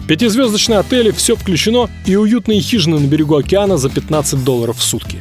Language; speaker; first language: Russian; native; Russian